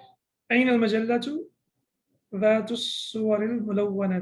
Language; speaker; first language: Arabic; non-native, fluent; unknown